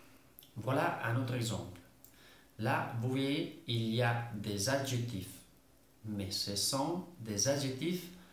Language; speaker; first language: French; non-native, fluent; Italian